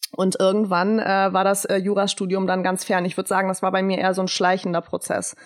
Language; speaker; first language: German; early bilingual, other home language; Turkish